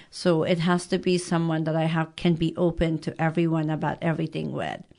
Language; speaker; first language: English; early bilingual, other home language; Persian